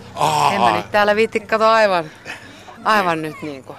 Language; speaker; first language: Finnish; native; Finnish